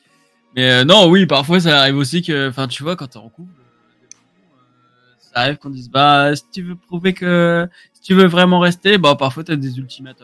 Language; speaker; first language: French; native; French